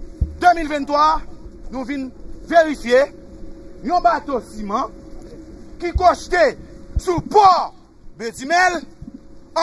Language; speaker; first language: French; non-native, local second language; Haitian Creole